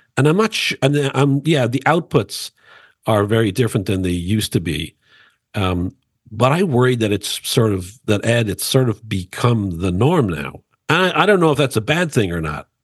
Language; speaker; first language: English; native; English